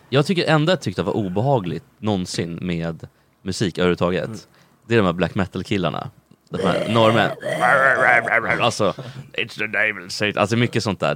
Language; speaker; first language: Swedish; native; Swedish